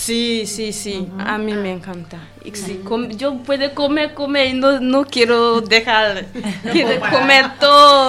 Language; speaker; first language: Spanish; non-native, learner; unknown